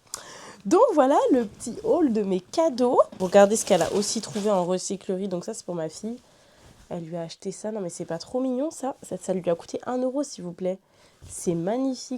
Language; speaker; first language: French; native; French